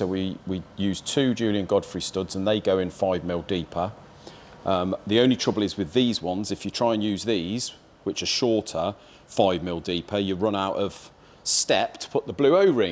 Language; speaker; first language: English; native; English